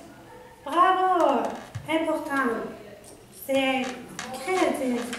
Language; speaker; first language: French; non-native, learner; Danish